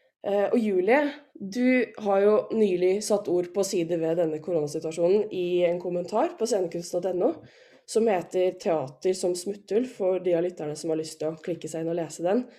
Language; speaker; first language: Norwegian; native; Norwegian